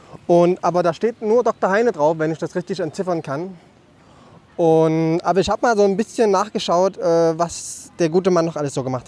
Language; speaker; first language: German; native; German